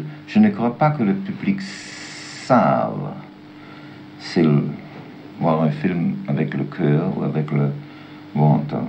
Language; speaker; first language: French; non-native, learner; German